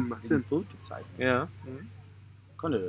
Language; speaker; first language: German; native; German